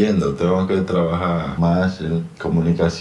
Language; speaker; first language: Spanish; native; Spanish